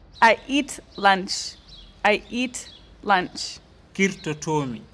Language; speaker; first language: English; non-native, learner; Fula